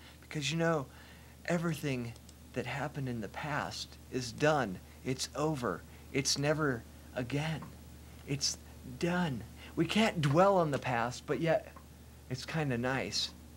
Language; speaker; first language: English; native; English